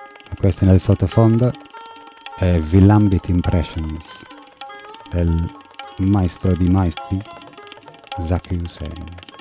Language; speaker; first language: Italian; non-native, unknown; English